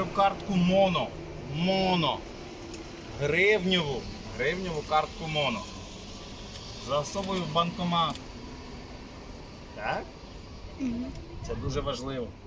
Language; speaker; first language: Ukrainian; native; Ukrainian